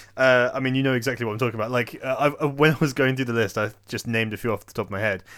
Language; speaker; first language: English; native; English